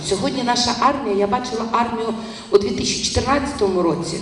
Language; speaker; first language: Ukrainian; non-native, local second language; Russian